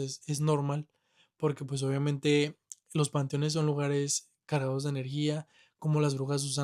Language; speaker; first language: Spanish; native; Spanish